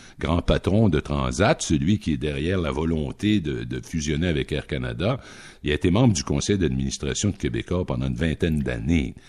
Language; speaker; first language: French; native; French